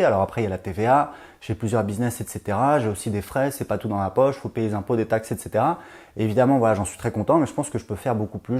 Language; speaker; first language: French; native; French